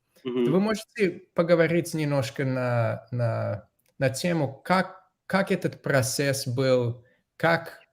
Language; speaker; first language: Russian; non-native, learner; English